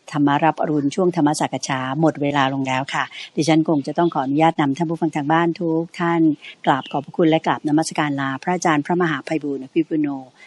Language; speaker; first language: Thai; native; Thai